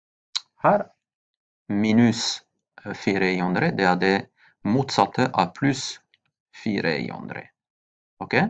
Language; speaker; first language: Norwegian; non-native, fluent; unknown